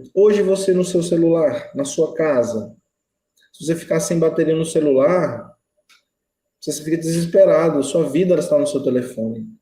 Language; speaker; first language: Portuguese; native; Portuguese